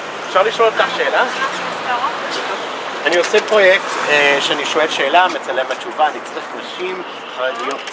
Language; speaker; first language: Hebrew; non-native, learner; English